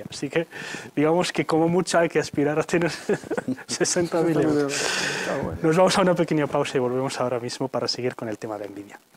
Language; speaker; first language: Spanish; native; Spanish